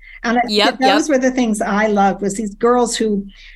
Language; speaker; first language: English; native; English